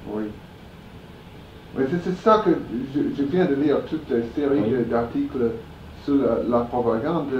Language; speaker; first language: French; non-native, fluent; English